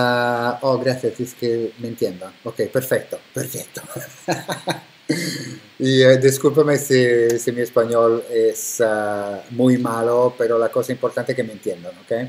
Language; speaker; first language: Spanish; non-native, fluent; Italian